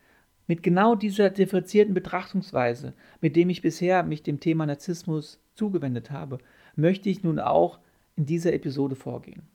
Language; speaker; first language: German; native; German